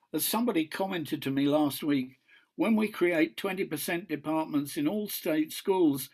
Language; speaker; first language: English; native; English